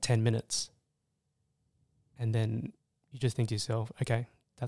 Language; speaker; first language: English; native; English